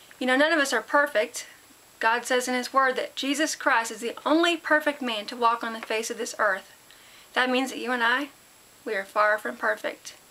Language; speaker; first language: English; native; English